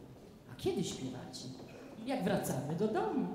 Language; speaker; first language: Polish; native; Polish